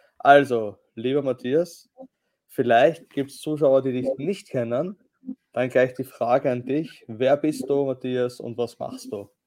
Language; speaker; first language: German; native; German